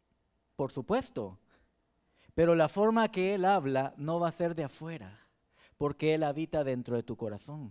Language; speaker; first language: Spanish; native; Spanish